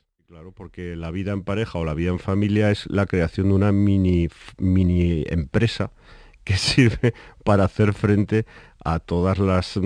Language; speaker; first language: Spanish; native; Spanish